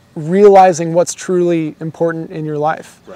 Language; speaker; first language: English; native; English